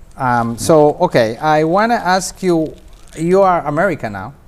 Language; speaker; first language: English; non-native, fluent; Hebrew